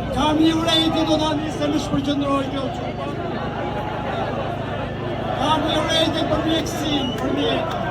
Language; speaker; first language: Albanian; native; Albanian